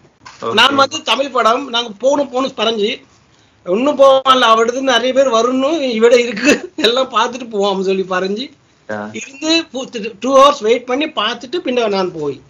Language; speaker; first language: Tamil; early bilingual, heritage; Tamil